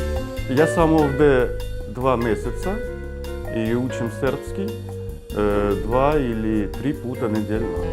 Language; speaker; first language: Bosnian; non-native, learner; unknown